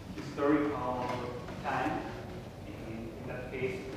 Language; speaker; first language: English; non-native, fluent; Italian